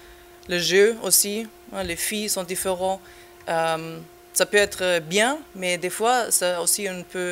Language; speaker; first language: French; non-native, fluent; German